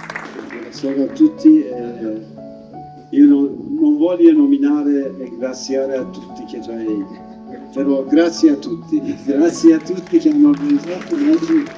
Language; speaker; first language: Italian; non-native, fluent; Persian